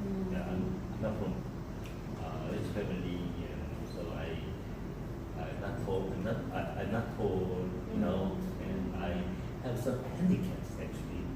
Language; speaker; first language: English; non-native, learner; Korean